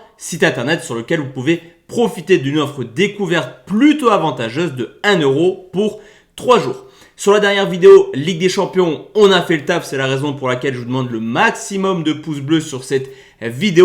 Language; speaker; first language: French; native; French